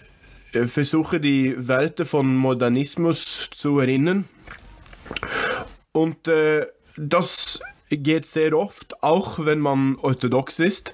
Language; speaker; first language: German; non-native, fluent; English